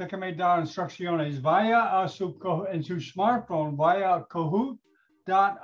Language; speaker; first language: Spanish; non-native, learner; English